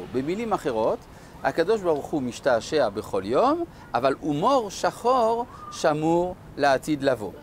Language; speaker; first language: Hebrew; non-native, fluent; French